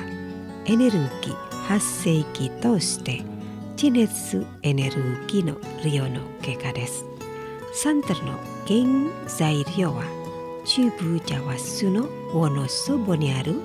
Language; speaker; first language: Japanese; non-native, fluent; Indonesian